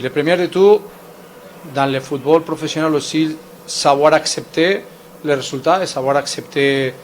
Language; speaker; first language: French; non-native, fluent; Spanish